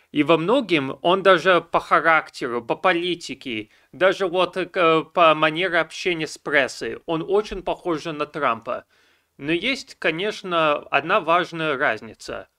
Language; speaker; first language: Russian; early bilingual, heritage; Russian